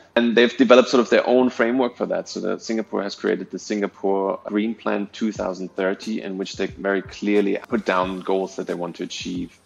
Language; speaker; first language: English; non-native, fluent; German